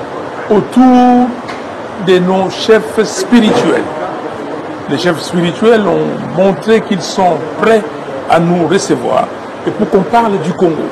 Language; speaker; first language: French; non-native, local second language; Lingala